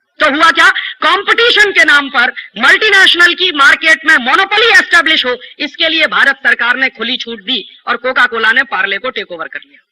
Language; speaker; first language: Hindi; native; Hindi